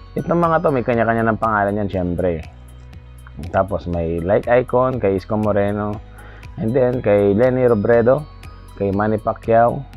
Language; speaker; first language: Filipino; non-native, local second language; Pampanga